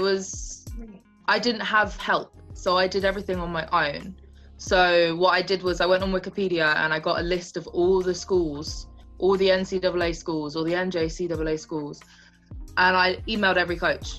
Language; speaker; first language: English; native; English